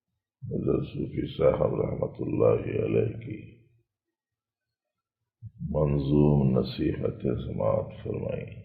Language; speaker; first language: Urdu; native; Urdu